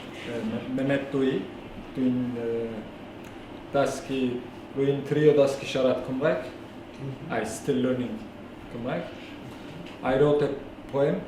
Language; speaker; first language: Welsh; non-native, learner; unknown